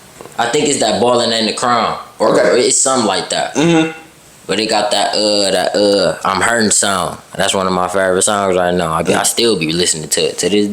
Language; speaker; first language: English; native; English